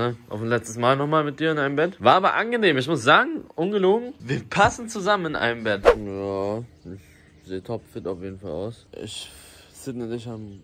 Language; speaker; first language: German; native; German